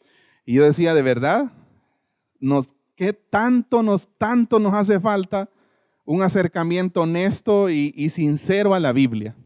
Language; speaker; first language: Spanish; native; Spanish